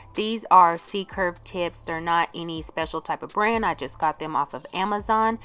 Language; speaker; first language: English; native; English